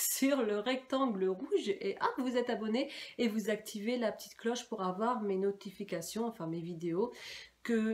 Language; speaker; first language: French; native; French